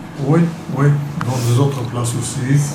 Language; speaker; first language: French; non-native, local second language; Arabic